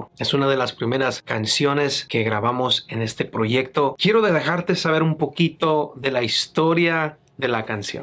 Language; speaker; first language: Spanish; native; Spanish